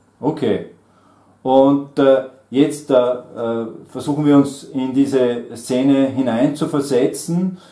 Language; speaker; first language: German; native; German